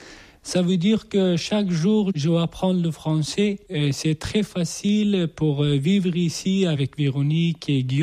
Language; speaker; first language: French; non-native, learner; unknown